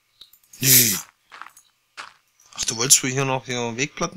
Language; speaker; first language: German; native; German